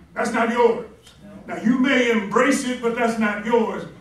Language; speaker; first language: English; native; English